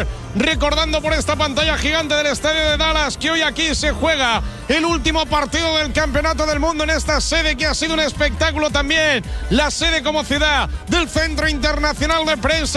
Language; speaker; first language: Spanish; native; Spanish